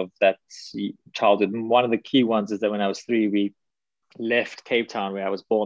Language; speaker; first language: English; native; English